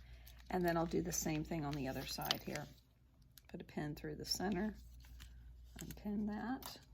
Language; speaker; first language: English; native; English